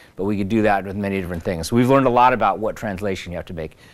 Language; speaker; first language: English; native; English